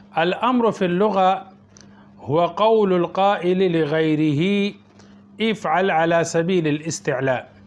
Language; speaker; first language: Arabic; non-native, fluent; Urdu